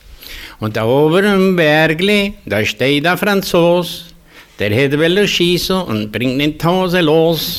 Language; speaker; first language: German; early bilingual, heritage; German